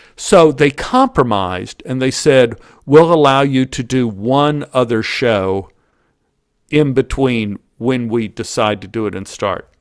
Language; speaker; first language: English; native; English